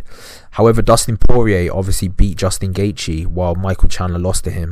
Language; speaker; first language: English; native; English